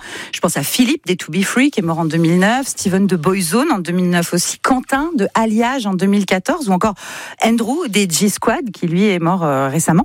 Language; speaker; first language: French; native; French